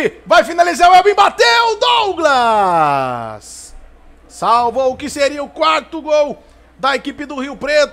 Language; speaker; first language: Portuguese; native; Portuguese